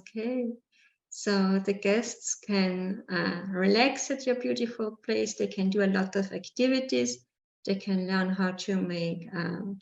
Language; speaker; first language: English; non-native, learner; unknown